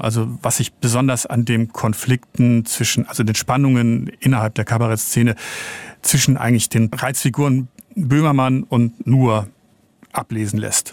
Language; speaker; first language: German; native; German